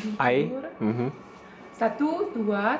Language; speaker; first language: Indonesian; non-native, learner; German